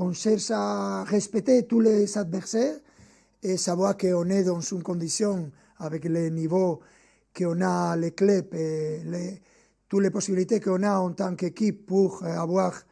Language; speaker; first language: French; non-native, fluent; Spanish